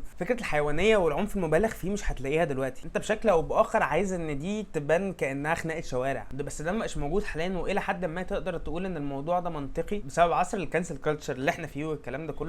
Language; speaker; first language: Arabic; native; Arabic